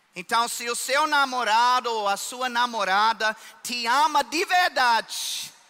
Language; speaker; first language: Portuguese; non-native, fluent; English